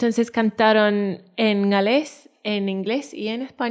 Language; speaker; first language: Spanish; non-native, fluent; Welsh